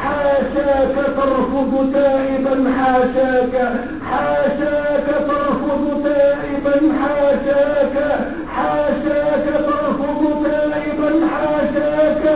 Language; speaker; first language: Arabic; native; Arabic